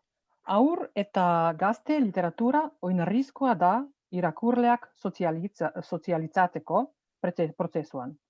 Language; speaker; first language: Basque; non-native, fluent; Slovenian